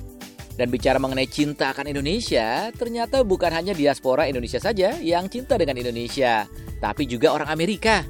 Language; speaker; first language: Indonesian; native; Indonesian